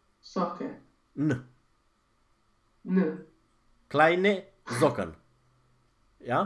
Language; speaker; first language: German; non-native, fluent; Romanian